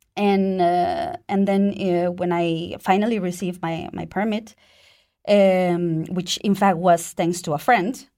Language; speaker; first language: English; non-native, fluent; Spanish